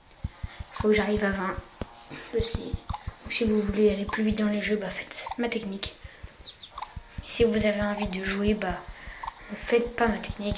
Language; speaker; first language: French; native; French